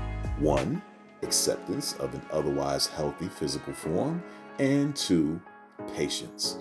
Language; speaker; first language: English; native; English